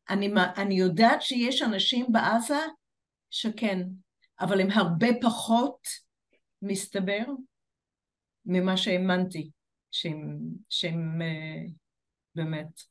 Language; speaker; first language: Hebrew; non-native, fluent; English